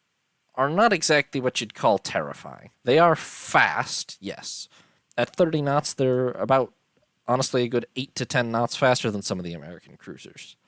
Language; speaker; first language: English; native; English